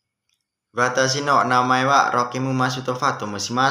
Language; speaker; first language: Japanese; non-native, learner; Indonesian